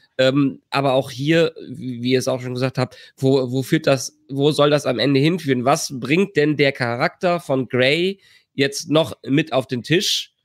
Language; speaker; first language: German; native; German